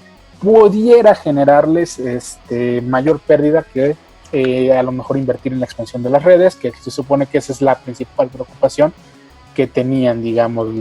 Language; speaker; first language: Spanish; native; Spanish